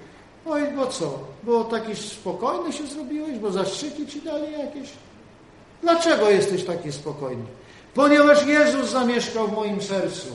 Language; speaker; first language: Polish; native; Polish